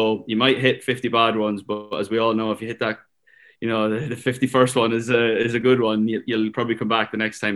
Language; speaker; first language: English; native; English